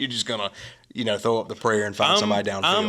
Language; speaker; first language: English; native; English